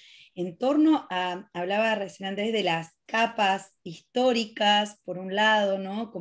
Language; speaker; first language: Spanish; native; Spanish